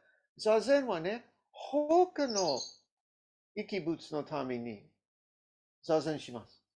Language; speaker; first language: Japanese; non-native, learner; English